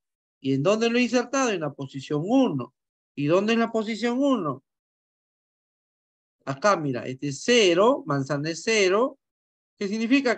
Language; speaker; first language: Spanish; native; Spanish